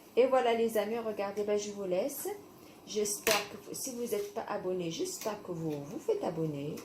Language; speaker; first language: French; non-native, local second language; Arabic